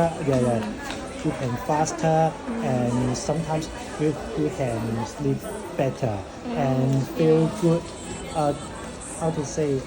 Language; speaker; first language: English; non-native, learner; Cantonese